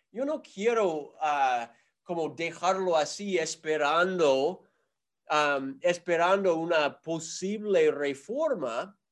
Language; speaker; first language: Spanish; non-native, fluent; English